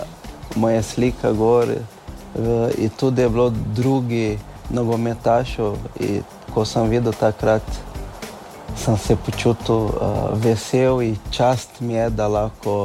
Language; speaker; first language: Slovenian; non-native, learner; Portuguese